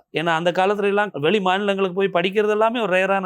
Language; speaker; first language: Tamil; native; Tamil